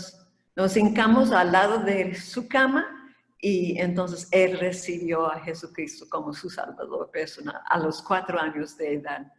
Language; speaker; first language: Spanish; non-native, fluent; English